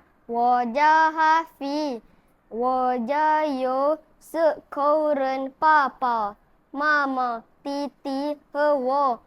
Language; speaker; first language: Chinese; non-native, learner; Malay